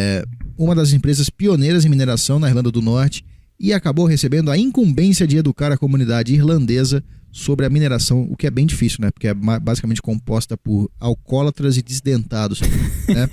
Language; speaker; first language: Portuguese; native; Portuguese